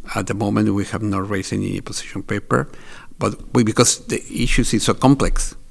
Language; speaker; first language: English; non-native, fluent; Spanish